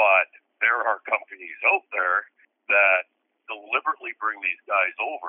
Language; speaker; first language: English; native; English